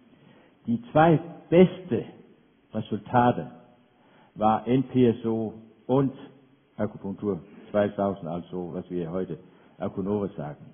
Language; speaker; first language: German; non-native, fluent; Danish